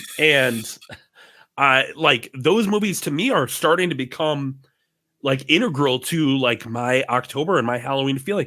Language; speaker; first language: English; native; English